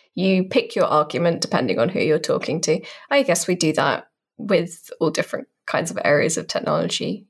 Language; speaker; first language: English; native; English